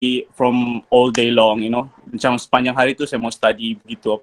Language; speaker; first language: Malay; native; Malay